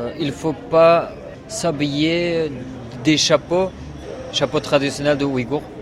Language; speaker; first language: French; non-native, learner; Uyghur